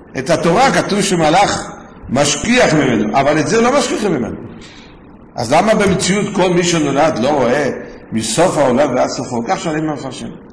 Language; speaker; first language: Hebrew; native; Hebrew